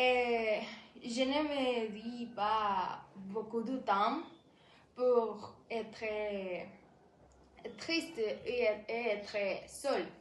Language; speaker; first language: French; non-native, learner; Spanish